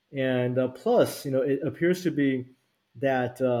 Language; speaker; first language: English; early bilingual, other home language; Chinese